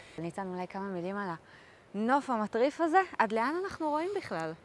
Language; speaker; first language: Hebrew; native; Hebrew